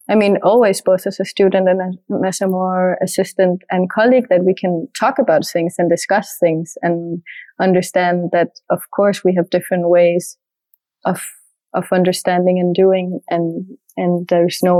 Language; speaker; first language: English; non-native, fluent; French